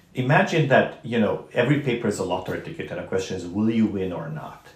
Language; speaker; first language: English; non-native, fluent; Romanian